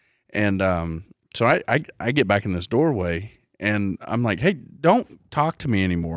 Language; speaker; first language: English; native; English